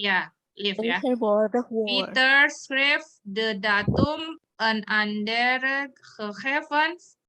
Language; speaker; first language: Dutch; non-native, learner; Indonesian